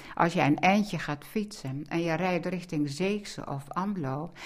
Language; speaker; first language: Dutch; native; Dutch